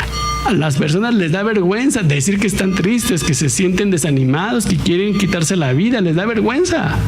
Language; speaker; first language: Spanish; native; Spanish